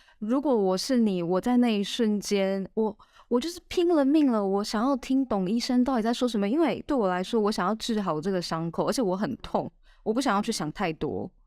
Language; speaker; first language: Chinese; native; Chinese